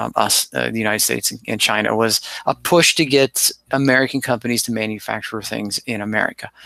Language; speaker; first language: English; native; English